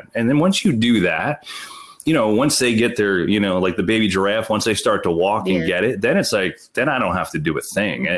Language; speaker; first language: English; native; English